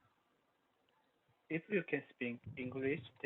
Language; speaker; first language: English; non-native, learner; Korean